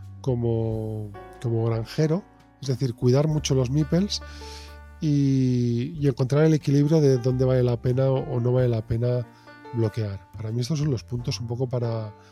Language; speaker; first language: Spanish; native; Spanish